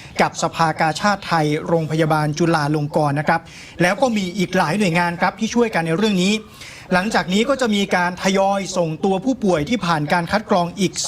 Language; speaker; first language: Thai; native; Thai